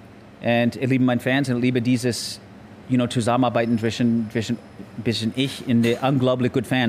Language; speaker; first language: German; non-native, learner; English